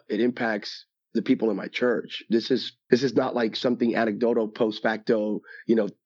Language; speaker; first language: English; early bilingual, other home language; Spanish